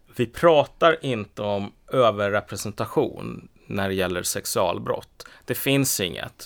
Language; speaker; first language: Swedish; native; Swedish